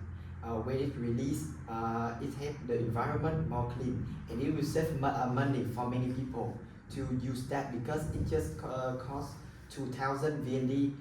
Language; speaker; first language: English; non-native, learner; Vietnamese